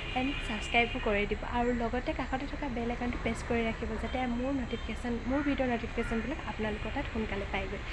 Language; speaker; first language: Assamese; native; Assamese